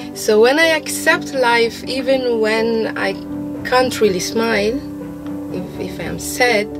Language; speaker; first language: English; non-native, fluent; Arabic